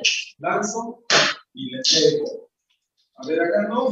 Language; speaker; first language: Spanish; native; Spanish